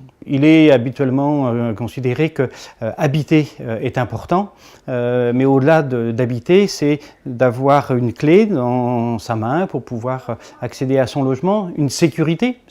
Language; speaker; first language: French; native; French